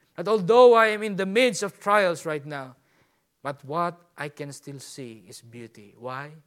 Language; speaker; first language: English; non-native, local second language; Filipino